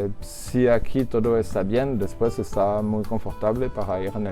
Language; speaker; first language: Spanish; non-native, learner; French